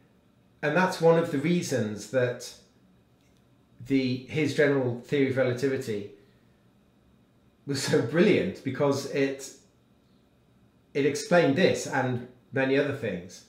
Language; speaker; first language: English; native; English